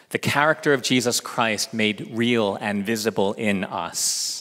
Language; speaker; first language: English; early bilingual, other home language; Korean